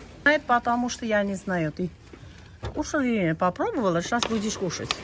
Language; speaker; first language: Russian; non-native, fluent; Armenian